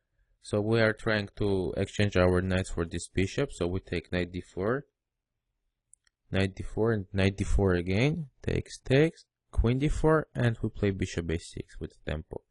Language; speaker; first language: English; non-native, fluent; Russian